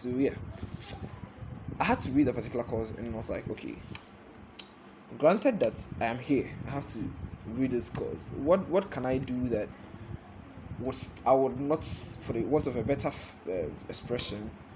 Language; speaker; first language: English; non-native, local second language; Akan